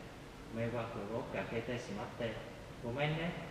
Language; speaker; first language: Japanese; non-native, fluent; Vietnamese